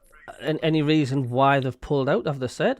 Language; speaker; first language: English; native; English